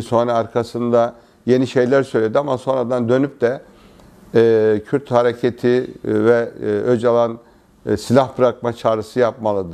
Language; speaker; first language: Turkish; native; Turkish